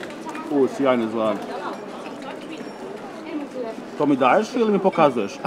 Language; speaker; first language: Croatian; native; Croatian